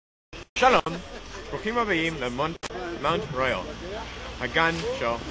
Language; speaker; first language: Hebrew; non-native, learner; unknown